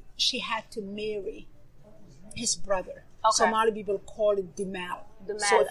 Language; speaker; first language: English; non-native, fluent; Somali